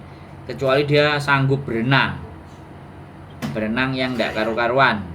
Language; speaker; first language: Indonesian; native; Indonesian